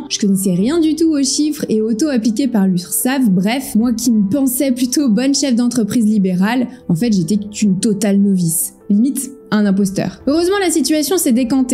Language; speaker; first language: French; native; French